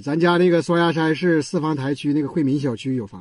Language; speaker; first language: Chinese; native; Chinese